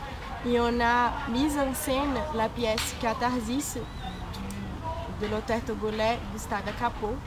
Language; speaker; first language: French; non-native, learner; Portuguese